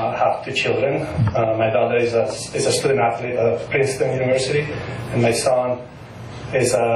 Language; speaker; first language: English; non-native, fluent; Spanish